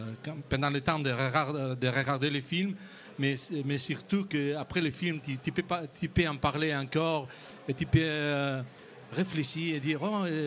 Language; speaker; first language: French; non-native, learner; Spanish